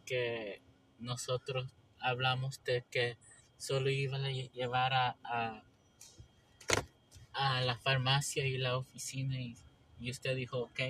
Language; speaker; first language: Spanish; early bilingual, heritage; English